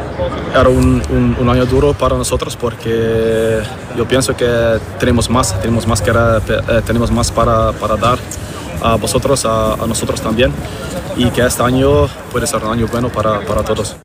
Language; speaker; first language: Spanish; non-native, fluent; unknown